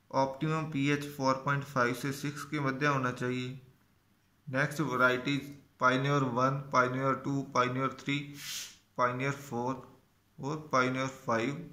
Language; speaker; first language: Hindi; non-native, local second language; Punjabi